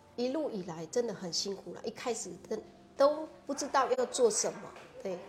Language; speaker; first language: Chinese; non-native, fluent; Vietnamese